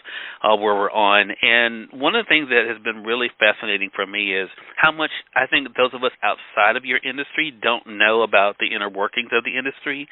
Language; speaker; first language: English; native; English